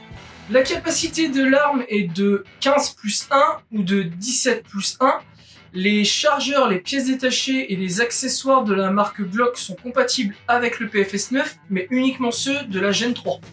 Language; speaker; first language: French; native; French